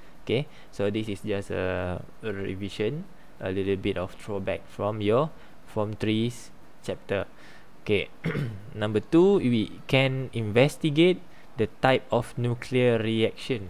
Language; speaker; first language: English; non-native, local second language; Malay